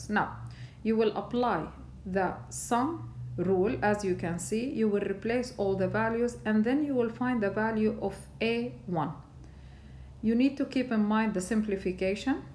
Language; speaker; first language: English; non-native, fluent; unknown